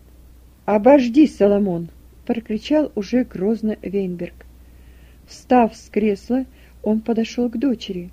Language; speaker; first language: Russian; native; Russian